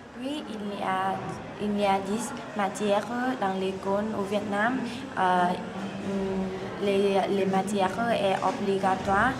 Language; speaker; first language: French; non-native, learner; Vietnamese